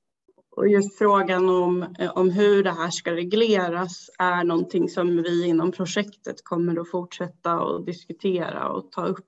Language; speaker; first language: Swedish; native; Swedish